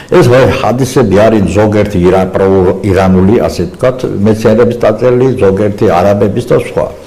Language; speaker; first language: Georgian; non-native, local second language; Azerbaijani